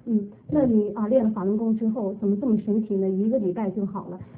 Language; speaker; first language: Chinese; native; Chinese